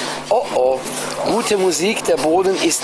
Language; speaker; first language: German; native; German